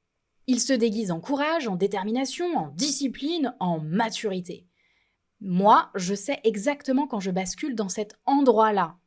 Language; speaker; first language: French; native; French